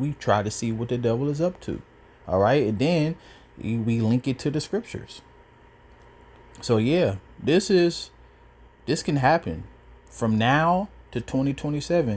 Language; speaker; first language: English; native; English